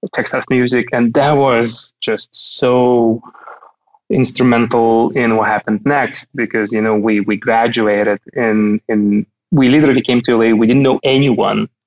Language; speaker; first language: English; non-native, fluent; Russian